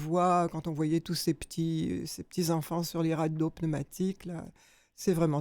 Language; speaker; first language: French; native; French